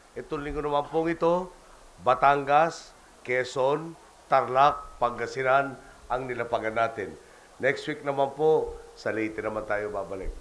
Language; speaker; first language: Filipino; native; Filipino